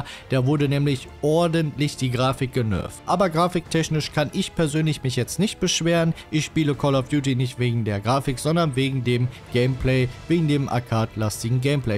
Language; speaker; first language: German; native; German